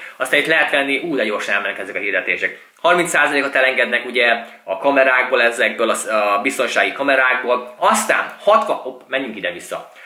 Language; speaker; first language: Hungarian; native; Hungarian